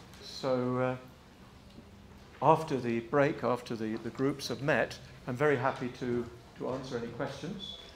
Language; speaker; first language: English; native; English